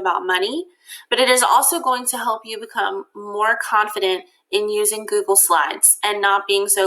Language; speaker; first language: English; native; English